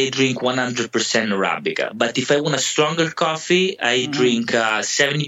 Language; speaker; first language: English; non-native, fluent; Italian